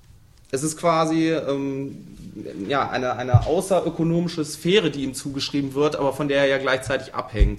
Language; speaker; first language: German; native; German